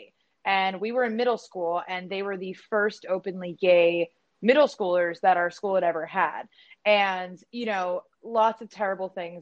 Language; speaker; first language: English; native; English